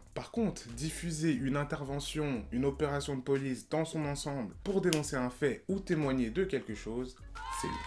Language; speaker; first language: French; native; French